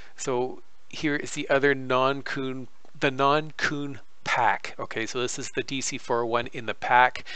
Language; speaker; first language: English; native; English